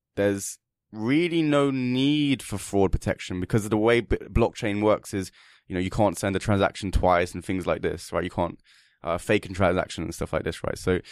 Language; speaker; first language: English; native; English